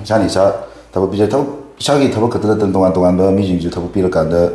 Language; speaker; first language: Manipuri; native; Manipuri